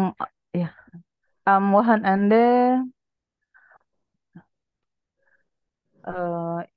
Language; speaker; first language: German; non-native, learner; Indonesian